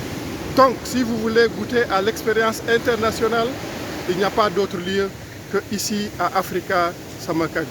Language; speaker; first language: French; non-native, local second language; Wolof